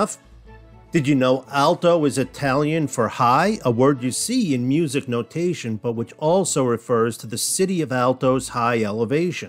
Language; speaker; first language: English; native; English